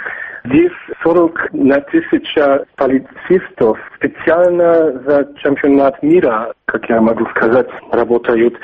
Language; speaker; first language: Russian; non-native, learner; German